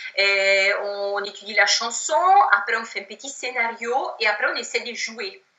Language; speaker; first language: French; non-native, fluent; Italian